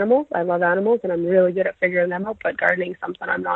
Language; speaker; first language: English; native; English